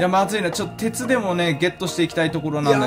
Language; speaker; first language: Japanese; native; Japanese